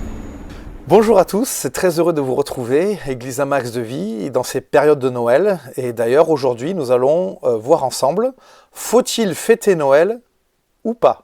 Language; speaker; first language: French; native; French